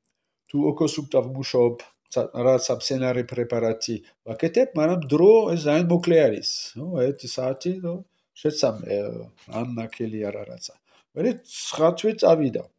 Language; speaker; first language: Georgian; non-native, learner; French